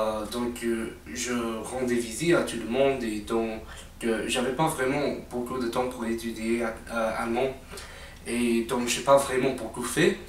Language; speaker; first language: French; non-native, fluent; English